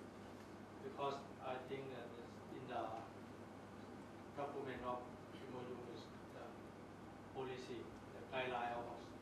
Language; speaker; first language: English; non-native, learner; Thai